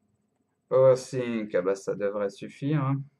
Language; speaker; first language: French; native; French